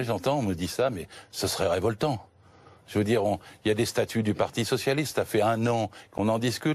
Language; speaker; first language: French; native; French